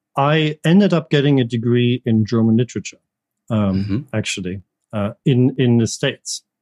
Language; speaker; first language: English; non-native, fluent; German